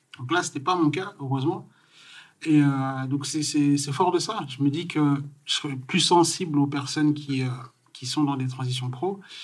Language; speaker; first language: French; native; French